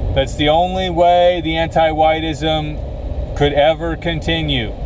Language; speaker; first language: English; native; English